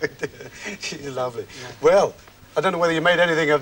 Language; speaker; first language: English; native; English